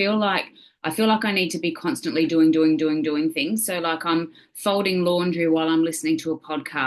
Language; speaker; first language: English; native; English